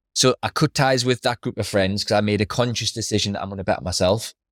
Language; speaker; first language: English; native; English